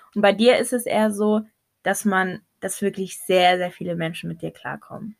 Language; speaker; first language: German; early bilingual, other home language; Arabic